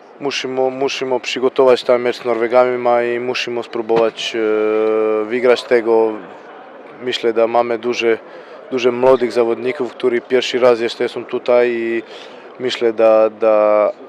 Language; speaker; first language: Polish; non-native, learner; Croatian